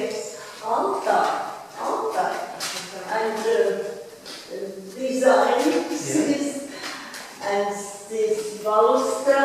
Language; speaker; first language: English; non-native, learner; Latvian